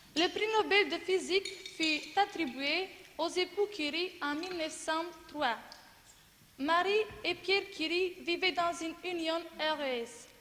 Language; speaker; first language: French; non-native, learner; Macedonian